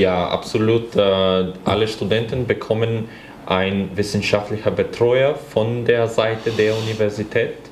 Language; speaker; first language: German; non-native, fluent; Bulgarian